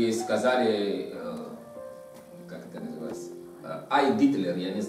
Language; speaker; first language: Russian; non-native, fluent; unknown